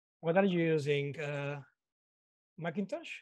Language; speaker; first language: English; non-native, learner; Spanish